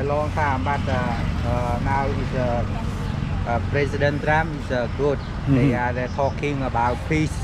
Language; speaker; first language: English; non-native, learner; Khmer